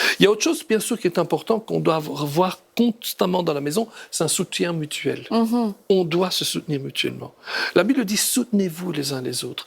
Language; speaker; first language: French; native; French